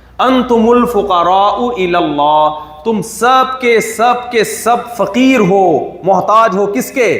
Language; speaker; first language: Urdu; native; Urdu